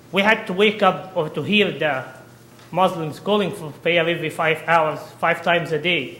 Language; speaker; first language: English; non-native, fluent; Arabic